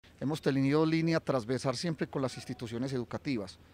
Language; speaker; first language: Spanish; native; Spanish